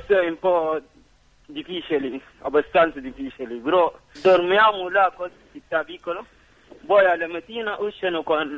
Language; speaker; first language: Italian; non-native, learner; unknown